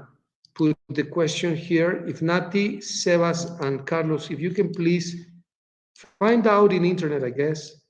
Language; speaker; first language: English; non-native, fluent; Spanish